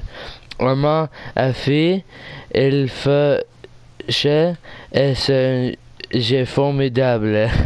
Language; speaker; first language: French; non-native, learner; English